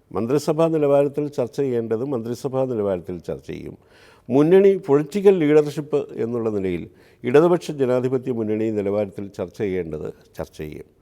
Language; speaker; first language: Malayalam; native; Malayalam